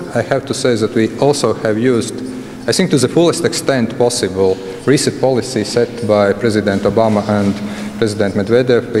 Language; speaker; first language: English; non-native, fluent; Latvian